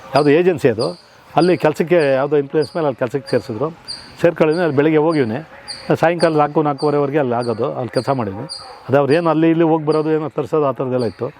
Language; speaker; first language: Kannada; native; Kannada